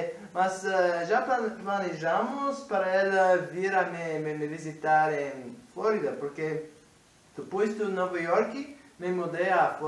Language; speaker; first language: Portuguese; non-native, fluent; English